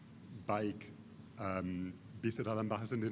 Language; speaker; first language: Indonesian; non-native, fluent; English